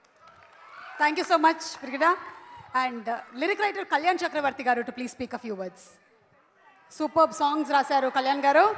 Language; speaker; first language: Telugu; native; Telugu